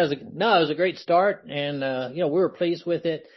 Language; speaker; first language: English; native; English